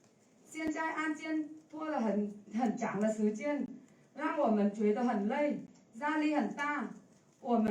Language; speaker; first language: Chinese; non-native, fluent; Vietnamese